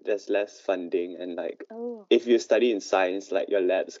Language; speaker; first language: English; non-native, local second language; Cantonese